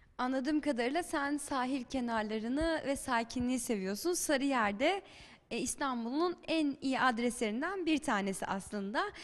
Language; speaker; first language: Turkish; native; Turkish